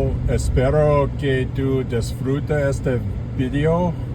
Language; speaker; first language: Spanish; non-native, learner; English